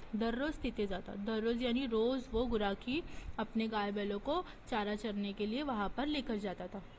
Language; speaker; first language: Hindi; non-native, local second language; Marathi